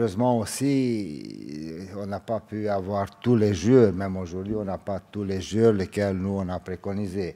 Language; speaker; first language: French; non-native, fluent; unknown